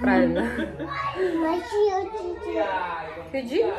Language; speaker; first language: Russian; non-native, local second language; Kazakh